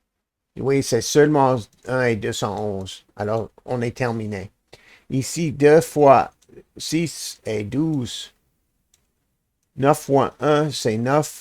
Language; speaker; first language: French; non-native, learner; English